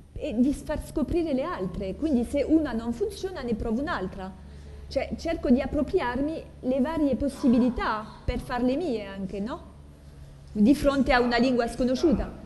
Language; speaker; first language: Italian; non-native, fluent; French